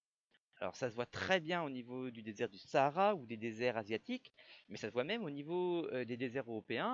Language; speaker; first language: French; native; French